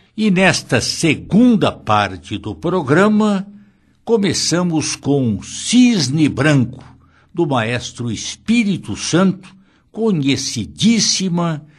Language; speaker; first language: Portuguese; native; Portuguese